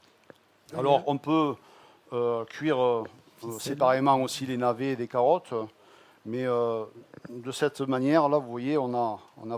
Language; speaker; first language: French; native; French